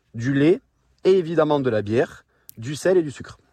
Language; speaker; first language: French; native; French